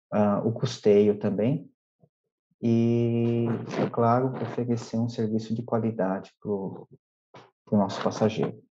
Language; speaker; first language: Portuguese; native; Portuguese